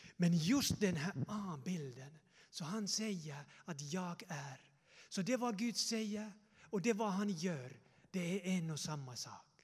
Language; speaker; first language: Swedish; non-native, fluent; Finnish